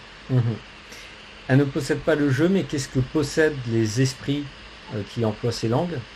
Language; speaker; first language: French; native; French